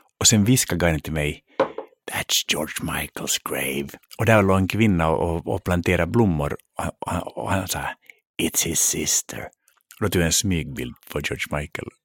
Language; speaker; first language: Swedish; native; Swedish